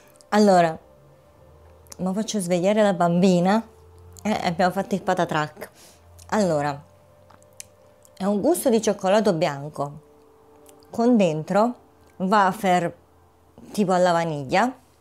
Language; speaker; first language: Italian; native; Italian